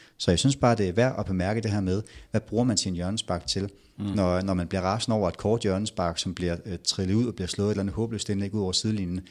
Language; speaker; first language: Danish; native; Danish